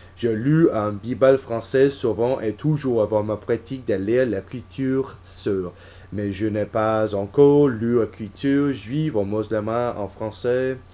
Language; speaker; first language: French; non-native, learner; English